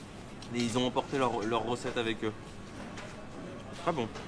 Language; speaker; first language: French; native; French